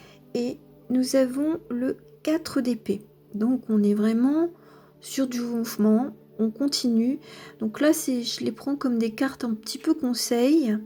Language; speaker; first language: French; native; French